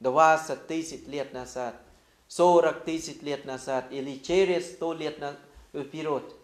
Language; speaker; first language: Russian; non-native, fluent; Thai